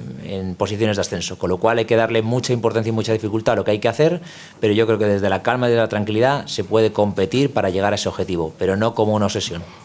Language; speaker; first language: Spanish; native; Spanish